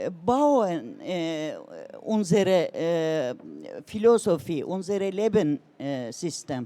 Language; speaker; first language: German; non-native, learner; Turkish